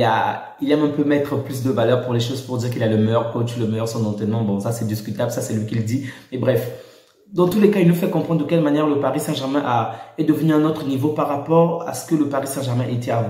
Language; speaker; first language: French; native; French